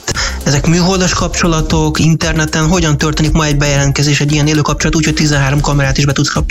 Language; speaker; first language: Hungarian; native; Hungarian